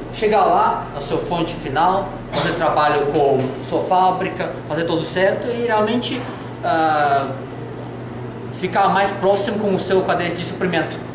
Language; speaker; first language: Portuguese; non-native, learner; Russian